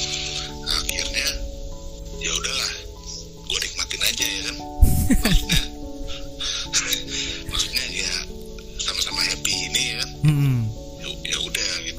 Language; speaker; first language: Indonesian; native; Indonesian